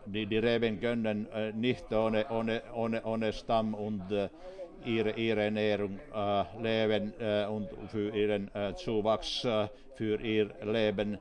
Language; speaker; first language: German; non-native, fluent; Finnish